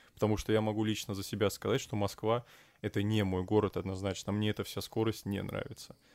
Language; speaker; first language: Russian; native; Russian